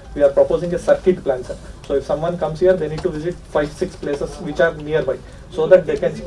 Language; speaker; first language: English; non-native, local second language; Telugu